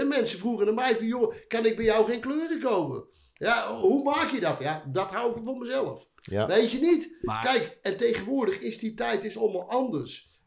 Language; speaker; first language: Dutch; native; Dutch